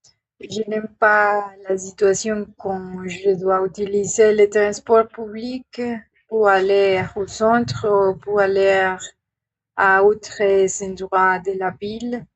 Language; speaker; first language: French; non-native, learner; Spanish